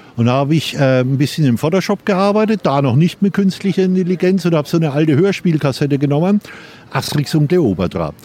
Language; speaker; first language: German; native; German